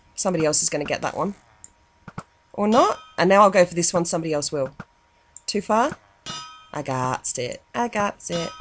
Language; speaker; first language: English; native; English